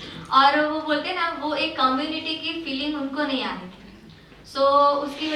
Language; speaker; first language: Hindi; native; Hindi